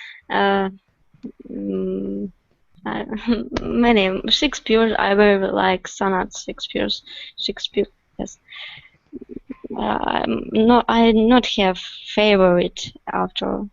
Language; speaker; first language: English; non-native, learner; Russian